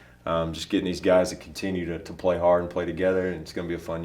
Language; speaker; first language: English; native; English